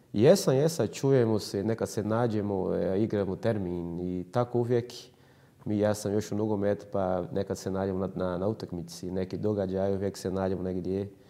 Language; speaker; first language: Croatian; non-native, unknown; Portuguese